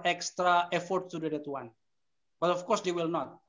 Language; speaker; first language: English; non-native, fluent; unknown